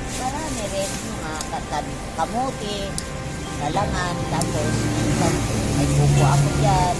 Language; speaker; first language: Filipino; non-native, local second language; Masbatenyo